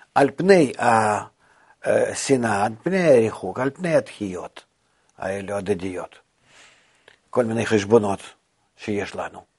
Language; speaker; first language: Hebrew; non-native, fluent; Russian